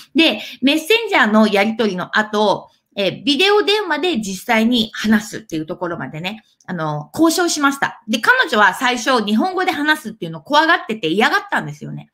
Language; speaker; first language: Japanese; native; Japanese